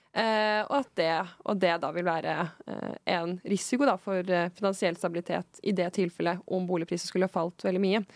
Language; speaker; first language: Norwegian; native; Norwegian